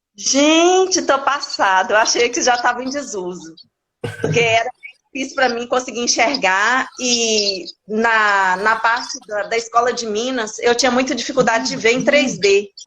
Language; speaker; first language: Portuguese; native; Portuguese